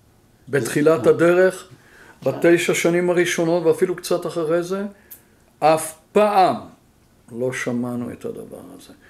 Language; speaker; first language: Hebrew; non-native, fluent; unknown